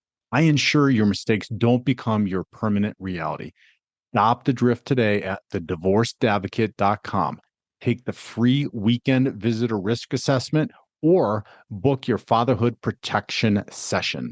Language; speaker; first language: English; native; English